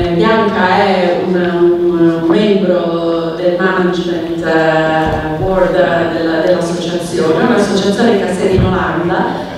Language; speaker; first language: Italian; native; Italian